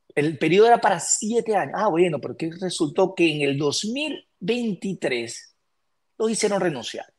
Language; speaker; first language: Spanish; native; Spanish